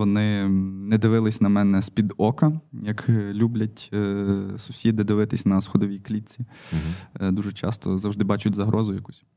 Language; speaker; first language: Ukrainian; non-native, local second language; Russian